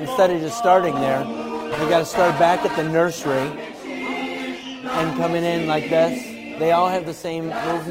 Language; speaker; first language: English; native; English